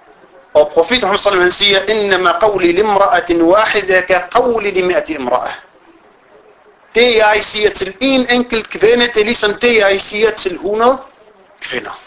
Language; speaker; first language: Danish; early bilingual, other home language; Arabic